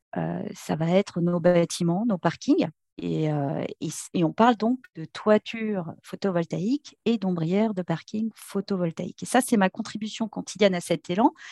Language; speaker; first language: French; native; French